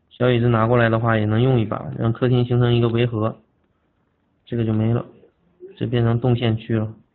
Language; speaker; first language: Chinese; native; Chinese